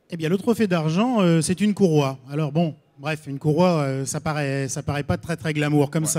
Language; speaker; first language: French; native; French